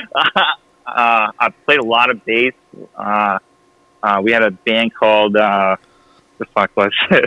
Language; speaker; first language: English; native; English